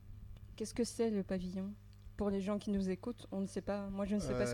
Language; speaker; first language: French; native; French